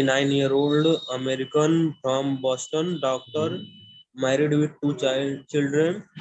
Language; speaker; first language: English; non-native, learner; Hindi